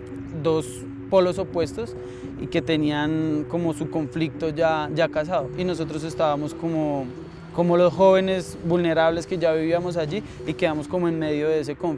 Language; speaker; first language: Spanish; native; Spanish